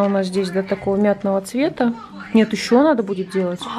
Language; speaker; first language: Russian; native; Russian